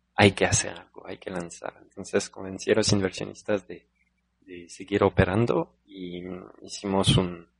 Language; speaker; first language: Spanish; non-native, fluent; French